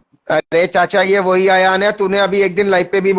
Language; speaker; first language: Hindi; native; Hindi